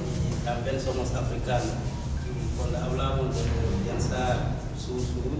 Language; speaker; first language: Spanish; non-native, learner; Wolof